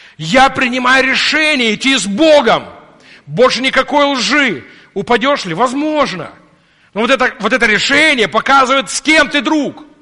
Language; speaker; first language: Russian; native; Russian